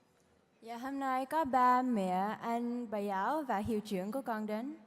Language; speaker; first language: Vietnamese; early bilingual, heritage; Vietnamese